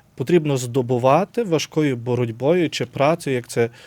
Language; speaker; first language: Ukrainian; native; Ukrainian